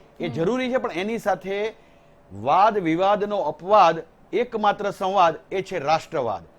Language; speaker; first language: Gujarati; native; Gujarati